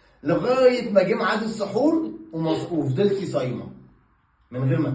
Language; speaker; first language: Arabic; native; Arabic